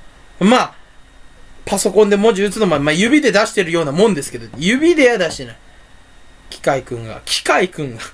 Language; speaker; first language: Japanese; native; Japanese